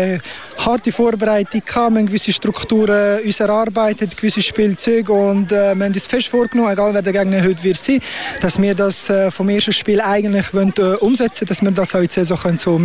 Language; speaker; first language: German; native; German